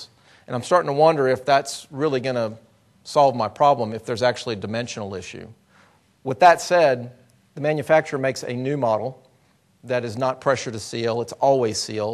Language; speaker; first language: English; native; English